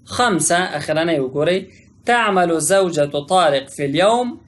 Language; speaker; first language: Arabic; non-native, fluent; Pashto